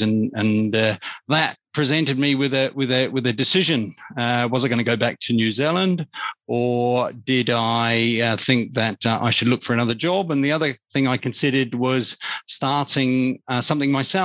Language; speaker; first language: English; native; English